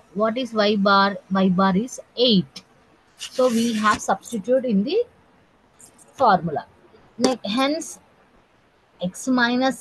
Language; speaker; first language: English; non-native, local second language; Telugu